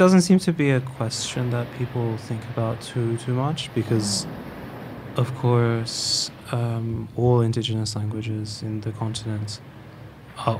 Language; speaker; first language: English; non-native, fluent; Persian